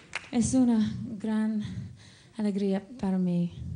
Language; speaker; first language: Spanish; non-native, learner; English